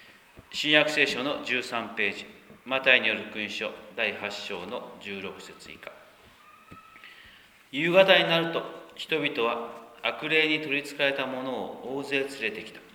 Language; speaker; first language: Japanese; native; Japanese